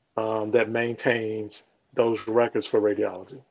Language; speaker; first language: English; native; English